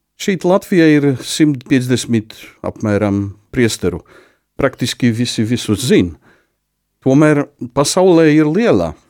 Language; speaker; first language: Latvian; non-native, fluent; Polish